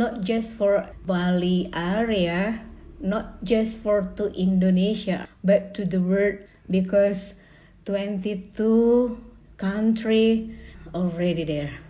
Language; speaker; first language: English; non-native, learner; Indonesian